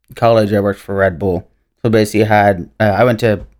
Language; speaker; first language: English; native; English